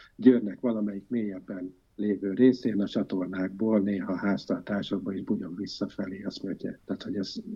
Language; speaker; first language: Hungarian; native; Hungarian